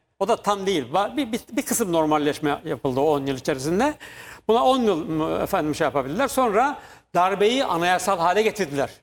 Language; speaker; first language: Turkish; native; Turkish